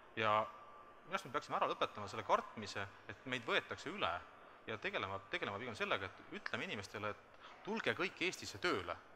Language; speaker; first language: Estonian; native; Estonian